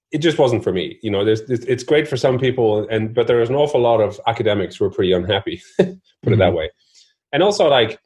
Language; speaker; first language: English; non-native, fluent; Norwegian